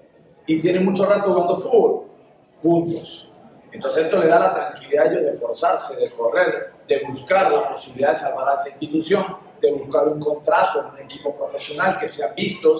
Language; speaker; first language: Spanish; native; Spanish